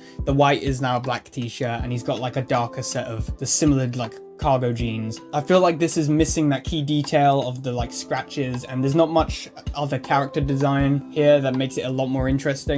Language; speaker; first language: English; native; English